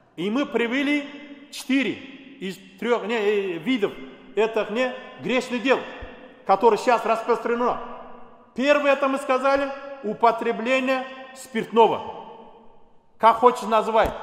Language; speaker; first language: Russian; non-native, local second language; Kazakh